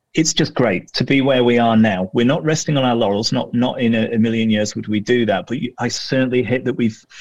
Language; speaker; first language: English; native; English